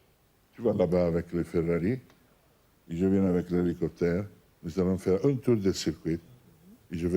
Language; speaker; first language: French; non-native, learner; Italian